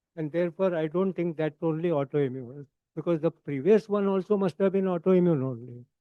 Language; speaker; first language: English; non-native, local second language; Marathi